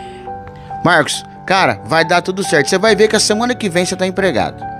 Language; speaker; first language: Portuguese; native; Portuguese